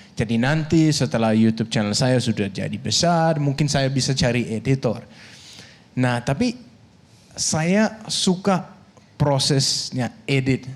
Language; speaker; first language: Indonesian; non-native, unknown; Danish